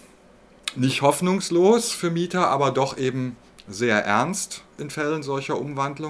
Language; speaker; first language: German; native; German